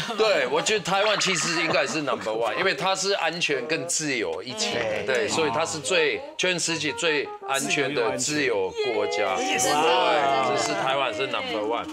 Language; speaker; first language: Chinese; non-native, fluent; German